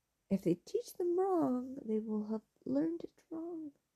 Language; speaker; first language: English; early bilingual, other home language; Spanish